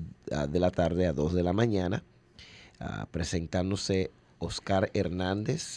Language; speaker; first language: Spanish; early bilingual, heritage; Spanish